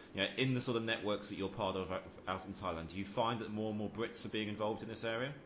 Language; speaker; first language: English; native; English